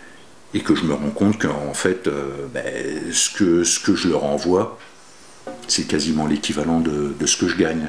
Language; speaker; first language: French; native; French